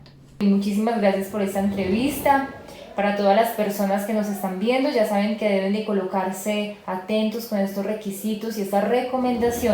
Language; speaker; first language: Spanish; native; Spanish